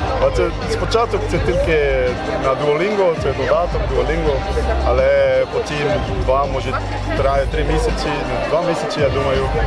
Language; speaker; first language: Ukrainian; non-native, learner; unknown